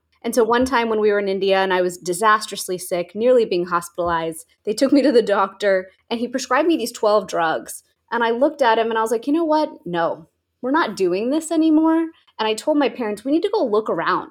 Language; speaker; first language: English; native; English